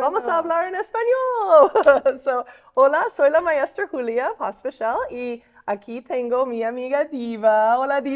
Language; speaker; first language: Spanish; non-native, fluent; English